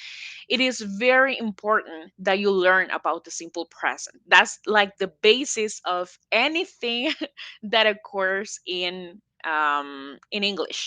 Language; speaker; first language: English; non-native, fluent; Spanish